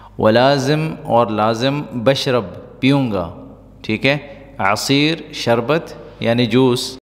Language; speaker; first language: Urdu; non-native, local second language; Pashto